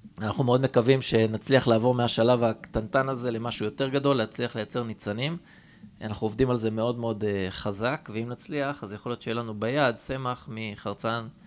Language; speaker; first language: Hebrew; native; Hebrew